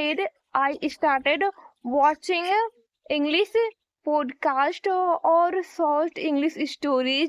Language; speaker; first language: English; non-native, learner; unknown